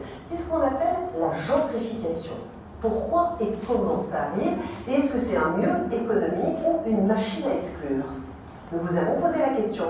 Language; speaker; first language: French; native; French